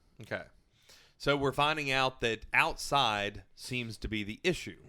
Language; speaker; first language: English; native; English